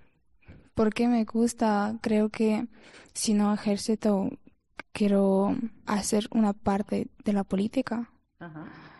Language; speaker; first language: Spanish; non-native, learner; Ukrainian